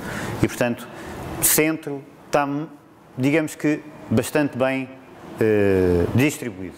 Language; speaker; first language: Portuguese; native; Portuguese